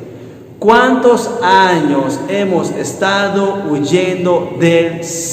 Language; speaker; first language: Spanish; native; Spanish